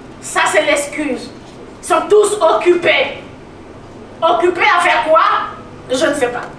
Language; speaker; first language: French; native; French